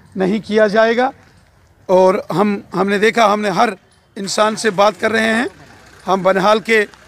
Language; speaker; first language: Hindi; non-native, local second language; Dogri